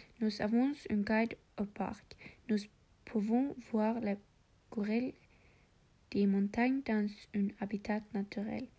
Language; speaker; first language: French; non-native, learner; English